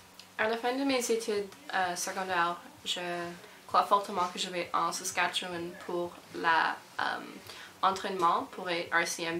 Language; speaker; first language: French; non-native, local second language; English